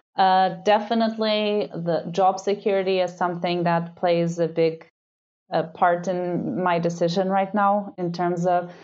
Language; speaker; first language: English; non-native, fluent; Portuguese